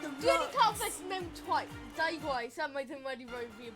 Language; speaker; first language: Welsh; non-native, local second language; English